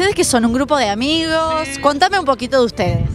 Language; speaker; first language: Spanish; native; Spanish